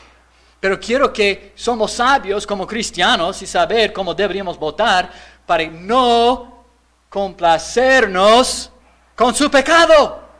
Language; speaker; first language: Spanish; non-native, fluent; English